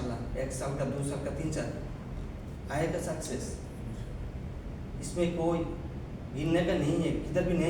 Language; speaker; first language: Hindi; non-native, fluent; Bangla